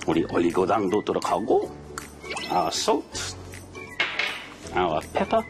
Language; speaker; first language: Korean; non-native, learner; English